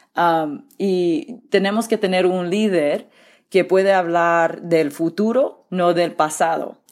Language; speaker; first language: Spanish; early bilingual, heritage; Spanish